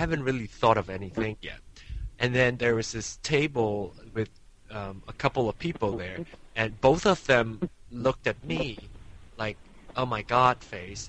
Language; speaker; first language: English; non-native, local second language; Min Nan Chinese